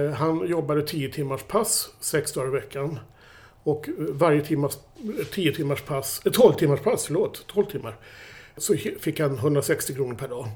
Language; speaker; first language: Swedish; native; Swedish